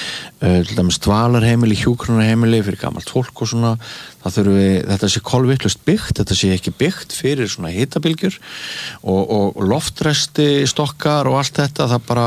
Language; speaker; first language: Icelandic; native; Icelandic